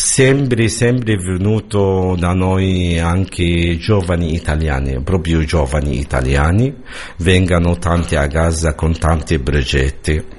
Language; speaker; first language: Italian; non-native, learner; Arabic